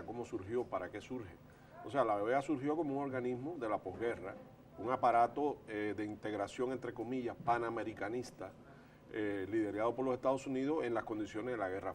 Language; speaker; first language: Spanish; native; Spanish